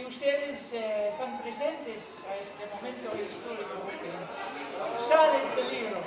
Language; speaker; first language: Spanish; non-native, fluent; Dutch